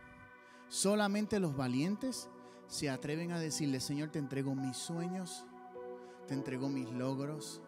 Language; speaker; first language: Spanish; native; Spanish